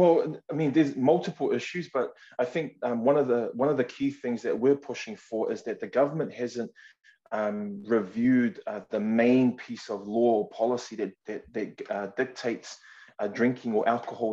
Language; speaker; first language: English; native; English